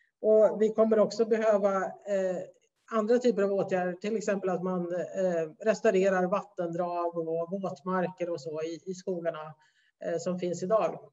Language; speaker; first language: Swedish; native; Swedish